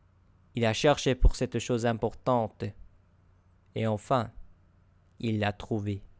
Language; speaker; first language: French; non-native, learner; English